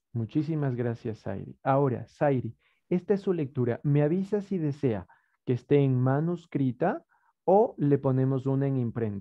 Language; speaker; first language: Spanish; native; Spanish